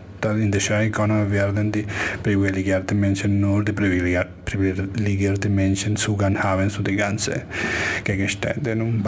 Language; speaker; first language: German; non-native, fluent; Spanish